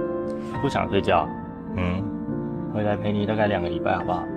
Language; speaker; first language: Chinese; native; Chinese